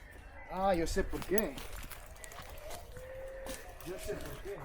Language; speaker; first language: Spanish; early bilingual, heritage; English